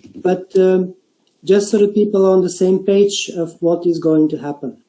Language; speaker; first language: English; non-native, fluent; Bulgarian